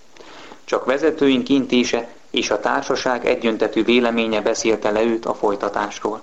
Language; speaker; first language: Hungarian; native; Hungarian